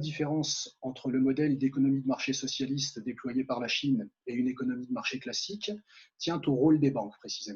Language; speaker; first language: French; native; French